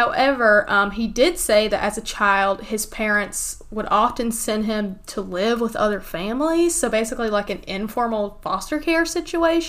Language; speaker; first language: English; native; English